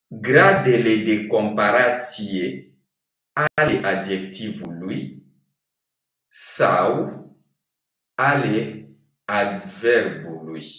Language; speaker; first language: Romanian; non-native, fluent; French